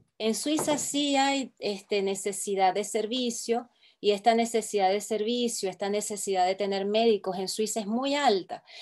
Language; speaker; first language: Spanish; native; Spanish